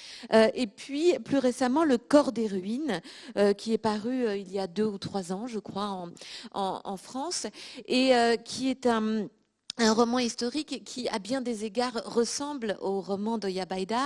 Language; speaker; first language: French; native; French